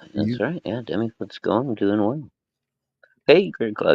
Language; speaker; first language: English; native; English